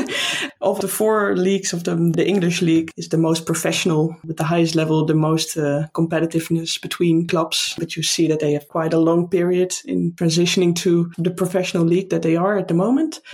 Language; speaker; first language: English; non-native, fluent; Dutch